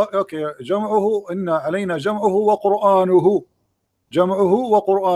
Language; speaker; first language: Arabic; native; Arabic